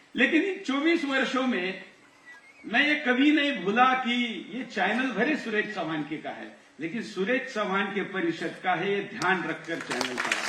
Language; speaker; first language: Hindi; non-native, local second language; Marathi